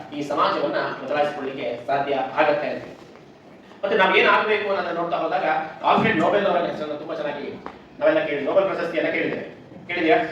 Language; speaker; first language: Kannada; non-native, local second language; Kodava